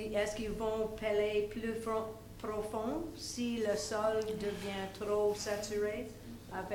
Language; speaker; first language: French; non-native, local second language; English